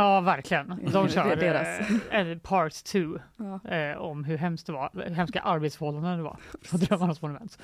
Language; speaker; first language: Swedish; native; Swedish